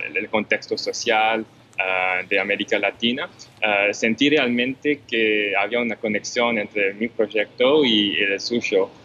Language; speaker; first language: Spanish; non-native, fluent; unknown